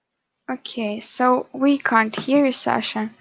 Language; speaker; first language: English; non-native, fluent; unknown